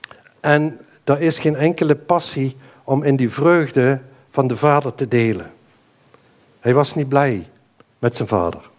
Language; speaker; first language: Dutch; native; Dutch